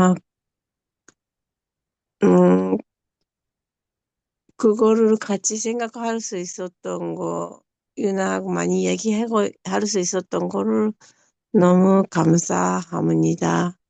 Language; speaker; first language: Korean; non-native, learner; Japanese